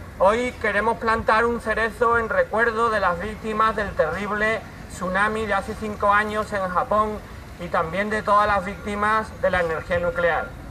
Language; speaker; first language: Spanish; native; Spanish